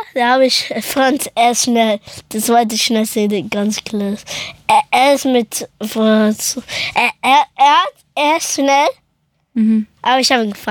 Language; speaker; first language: German; early bilingual, other home language; Persian